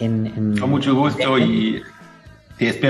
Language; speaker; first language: Spanish; non-native, fluent; German